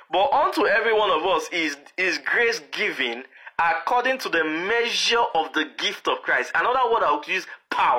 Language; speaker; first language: English; non-native, local second language; Yoruba